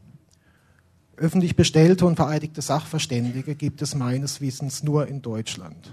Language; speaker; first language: German; native; German